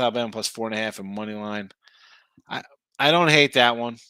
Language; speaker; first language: English; native; English